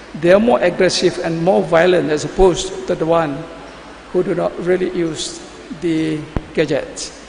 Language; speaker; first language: English; non-native, local second language; Malay